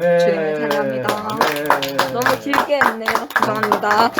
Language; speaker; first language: Korean; native; Korean